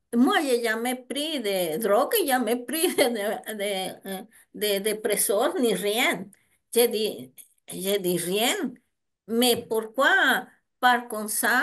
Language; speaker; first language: French; non-native, learner; Spanish